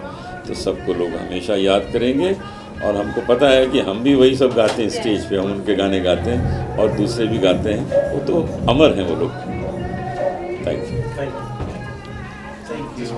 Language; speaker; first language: Hindi; native; Hindi